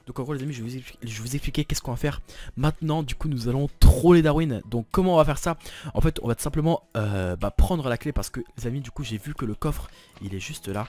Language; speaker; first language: French; native; French